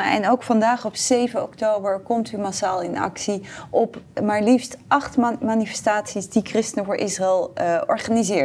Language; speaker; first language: Dutch; native; Dutch